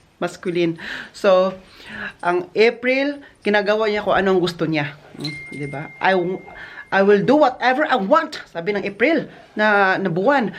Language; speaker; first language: Filipino; non-native, local second language; Cebuano